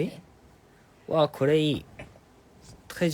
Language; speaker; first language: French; non-native, learner; Japanese